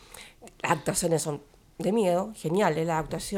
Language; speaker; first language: Spanish; native; Spanish